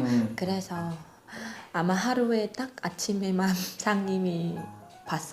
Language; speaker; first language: Korean; non-native, learner; Vietnamese